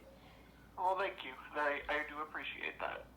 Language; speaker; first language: English; native; English